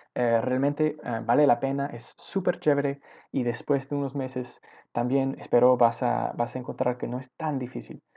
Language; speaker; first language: Spanish; non-native, learner; English